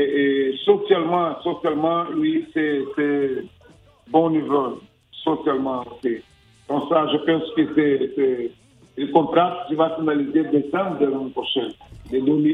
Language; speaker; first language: French; non-native, learner; Portuguese